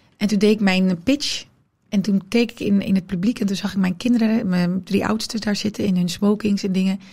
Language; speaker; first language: Dutch; early bilingual, other home language; Riffian